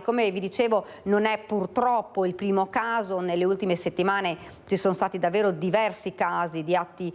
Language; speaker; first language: Italian; native; Italian